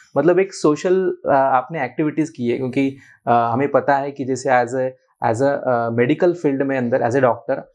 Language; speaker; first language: Hindi; non-native, local second language; Marathi